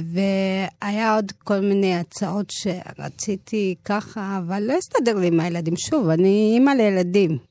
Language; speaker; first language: Hebrew; early bilingual, other home language; Amharic